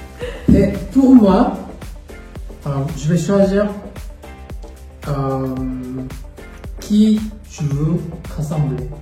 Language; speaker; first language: French; non-native, fluent; Korean